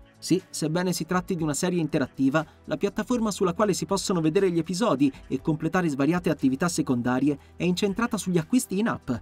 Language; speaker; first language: Italian; native; Italian